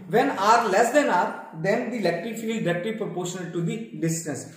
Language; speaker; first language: English; non-native, local second language; Hindi